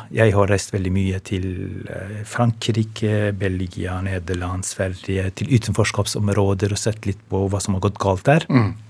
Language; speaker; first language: Norwegian; non-native, fluent; Albanian